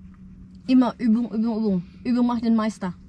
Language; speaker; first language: German; non-native, learner; Indonesian